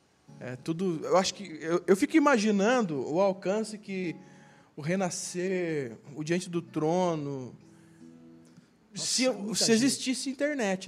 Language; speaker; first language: Portuguese; native; Portuguese